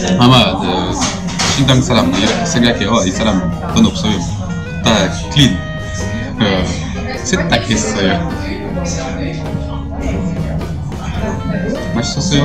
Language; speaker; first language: Korean; non-native, learner; French